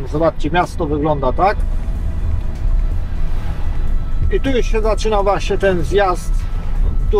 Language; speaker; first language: Polish; native; Polish